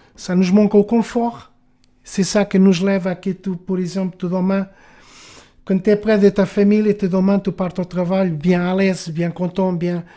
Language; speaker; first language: French; non-native, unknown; Portuguese